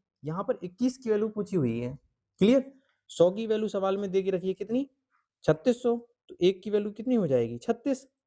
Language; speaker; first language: Hindi; native; Hindi